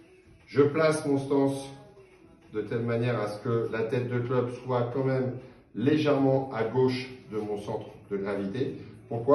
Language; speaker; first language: French; native; French